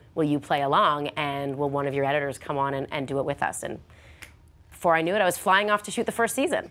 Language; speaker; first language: English; native; English